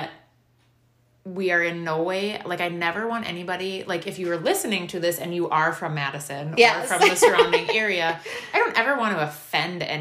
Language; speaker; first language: English; native; English